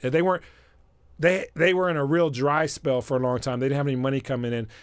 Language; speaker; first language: English; native; English